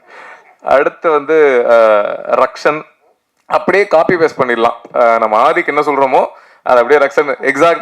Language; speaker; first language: Tamil; native; Tamil